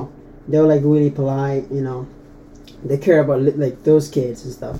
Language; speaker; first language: English; non-native, fluent; Tetum